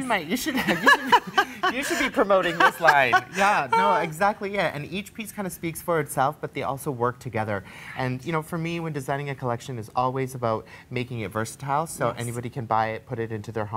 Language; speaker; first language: English; native; English